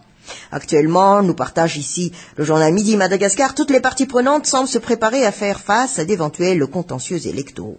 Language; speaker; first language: French; non-native, local second language; Malagasy